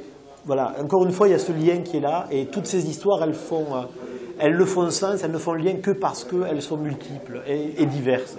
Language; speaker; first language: French; native; French